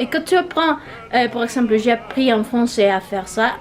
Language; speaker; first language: French; non-native, learner; Spanish